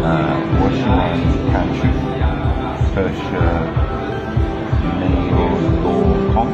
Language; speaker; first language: Chinese; non-native, learner; English